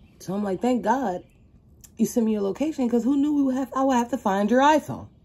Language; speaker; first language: English; native; English